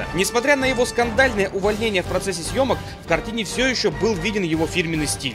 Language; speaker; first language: Russian; native; Russian